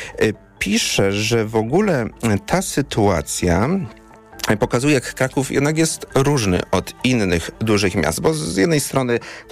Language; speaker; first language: Polish; native; Polish